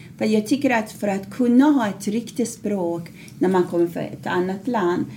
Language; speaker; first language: Swedish; non-native, fluent; Persian